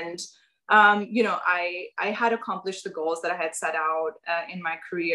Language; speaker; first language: English; non-native, local second language; Urdu